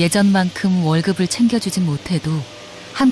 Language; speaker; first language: Korean; native; Korean